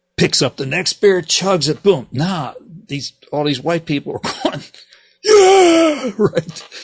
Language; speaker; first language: English; native; English